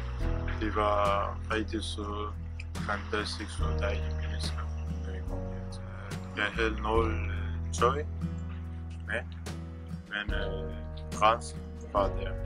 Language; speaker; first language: Danish; non-native, learner; Arabic